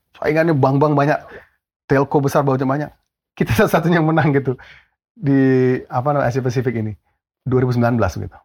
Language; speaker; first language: Indonesian; native; Indonesian